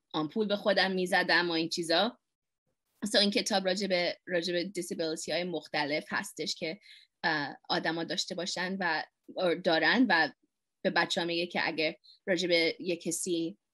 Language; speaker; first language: Persian; early bilingual, heritage; Persian